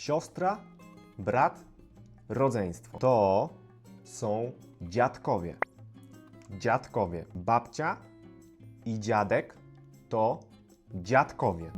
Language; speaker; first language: Polish; native; Polish